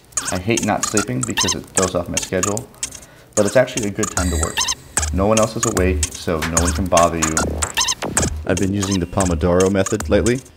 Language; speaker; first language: English; native; English